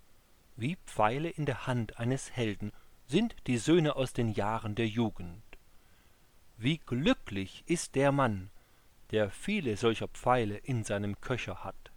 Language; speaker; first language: German; native; German